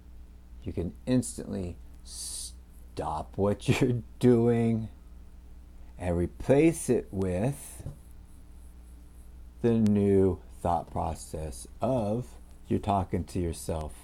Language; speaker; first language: English; native; English